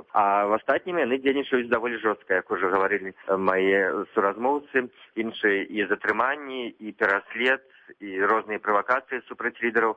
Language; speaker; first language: Belarusian; native; Belarusian